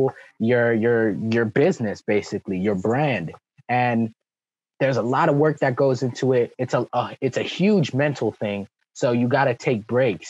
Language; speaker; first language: English; early bilingual, other home language; French